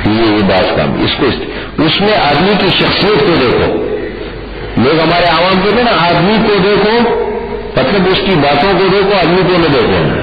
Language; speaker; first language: Urdu; non-native, local second language; Pashto